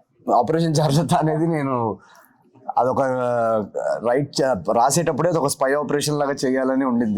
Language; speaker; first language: Telugu; native; Telugu